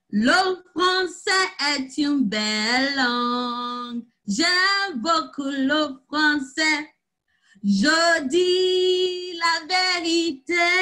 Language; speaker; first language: French; non-native, fluent; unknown